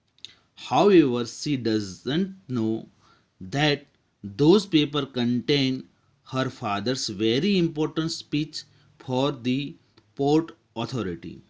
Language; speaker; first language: English; non-native, local second language; Gujarati